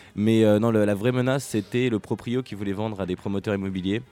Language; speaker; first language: French; native; French